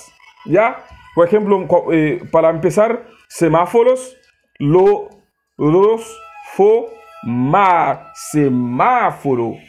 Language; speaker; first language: Spanish; non-native, learner; Haitian Creole